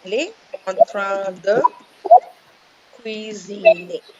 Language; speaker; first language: French; non-native, fluent; Hindi